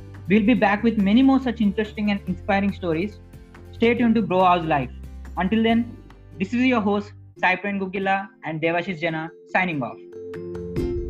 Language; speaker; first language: English; non-native, local second language; Telugu